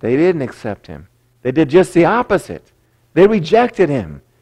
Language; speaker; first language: English; native; English